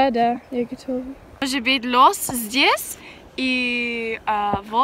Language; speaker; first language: Russian; non-native, learner; English